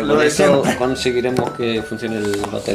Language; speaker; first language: Spanish; native; Spanish